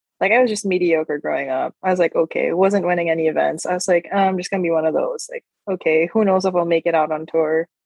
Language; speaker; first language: English; non-native, local second language; Filipino